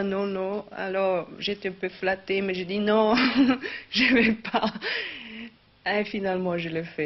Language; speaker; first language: French; non-native, fluent; Swedish